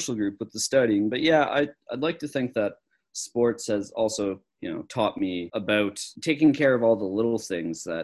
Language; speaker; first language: English; native; English